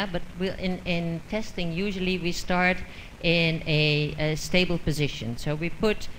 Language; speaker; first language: English; non-native, fluent; Dutch